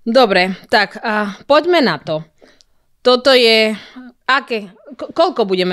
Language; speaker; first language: Slovak; non-native, learner; Spanish